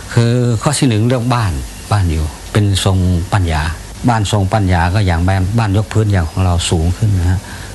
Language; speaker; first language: Thai; early bilingual, other home language; Lao